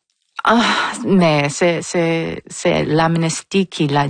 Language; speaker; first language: French; non-native, fluent; English